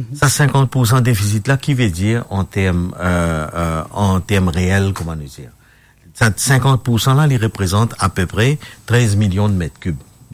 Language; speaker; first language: French; non-native, local second language; Morisyen